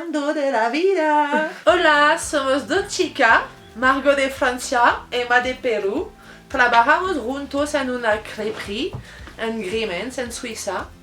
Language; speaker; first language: Spanish; non-native, fluent; French